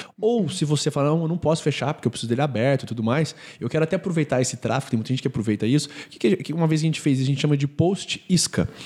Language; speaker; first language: Portuguese; native; Portuguese